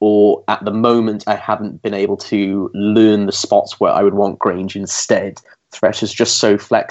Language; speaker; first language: English; native; English